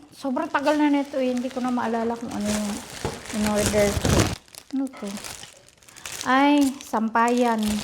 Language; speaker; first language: Filipino; non-native, local second language; Cebuano